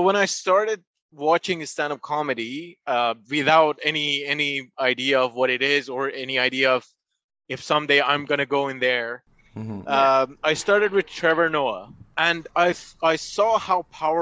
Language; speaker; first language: English; non-native, fluent; Persian